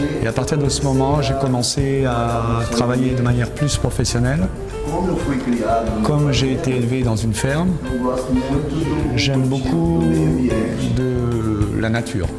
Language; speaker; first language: French; non-native, fluent; Portuguese